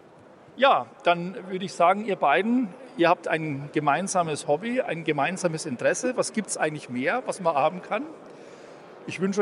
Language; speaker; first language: German; native; German